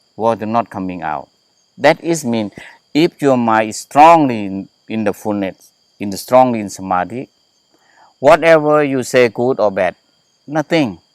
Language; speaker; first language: English; non-native, learner; Thai